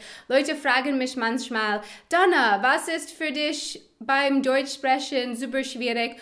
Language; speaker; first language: German; non-native, fluent; English